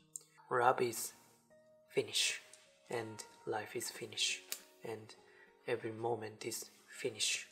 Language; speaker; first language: English; non-native, learner; Japanese